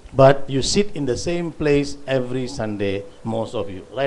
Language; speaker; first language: English; non-native, local second language; Tamil